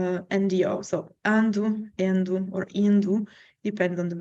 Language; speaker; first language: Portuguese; non-native, fluent; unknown